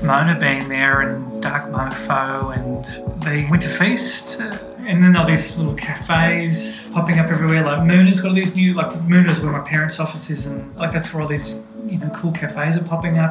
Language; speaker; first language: English; native; English